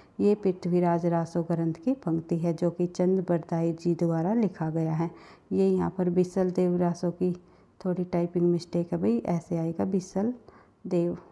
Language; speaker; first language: Hindi; native; Hindi